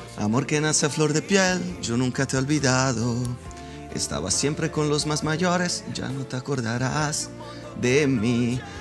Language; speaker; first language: Spanish; non-native, fluent; Italian